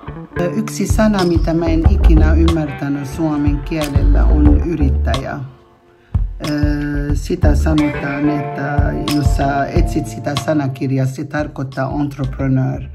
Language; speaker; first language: Finnish; non-native, fluent; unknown